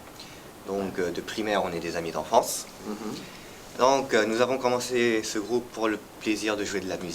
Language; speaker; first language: French; early bilingual, heritage; French